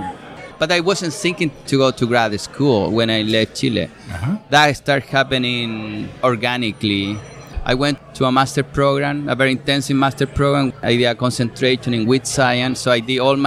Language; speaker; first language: English; non-native, fluent; Spanish